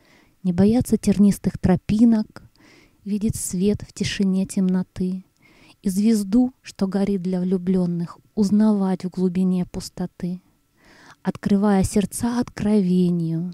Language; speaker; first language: Russian; native; Russian